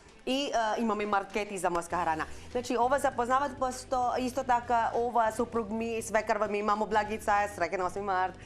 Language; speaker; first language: Macedonian; non-native, learner; Filipino